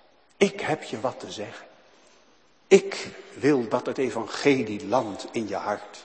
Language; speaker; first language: Dutch; native; Dutch